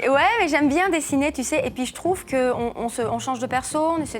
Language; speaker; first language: French; native; French